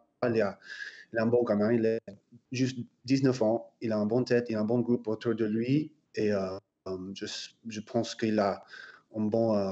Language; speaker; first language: French; non-native, fluent; English